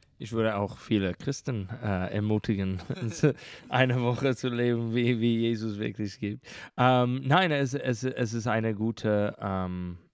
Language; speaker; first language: German; non-native, learner; English